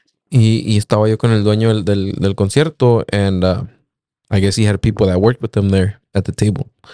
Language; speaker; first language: English; early bilingual, other home language; Spanish